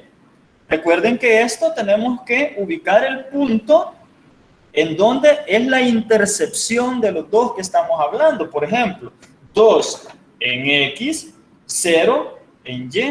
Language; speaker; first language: Spanish; native; Spanish